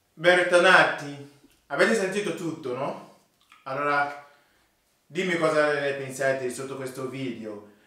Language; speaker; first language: Italian; non-native, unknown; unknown